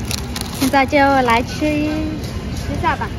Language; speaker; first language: Chinese; non-native, learner; Vietnamese